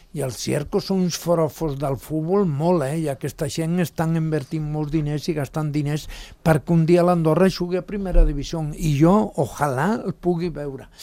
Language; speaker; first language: Catalan; non-native, local second language; Spanish